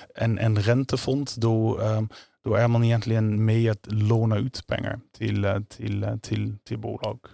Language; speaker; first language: Swedish; non-native, fluent; Dutch